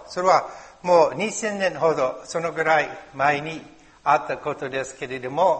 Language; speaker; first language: Japanese; non-native, learner; English